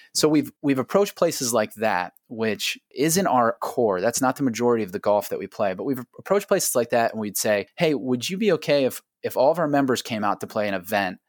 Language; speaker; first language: English; native; English